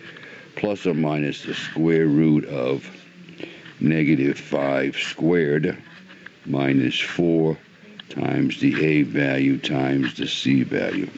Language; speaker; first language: English; native; English